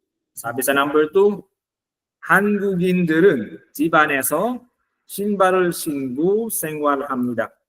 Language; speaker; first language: Korean; non-native, learner; Filipino